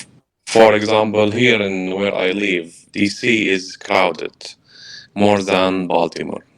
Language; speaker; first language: English; non-native, learner; Arabic